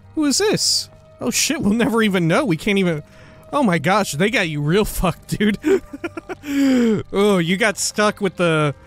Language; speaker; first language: English; native; English